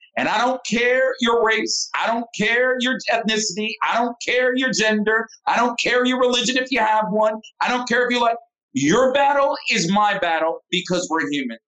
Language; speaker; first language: English; native; English